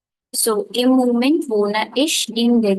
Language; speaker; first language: German; non-native, learner; Hindi